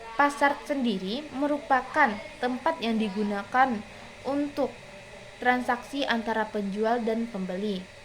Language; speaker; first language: Indonesian; non-native, local second language; Minangkabau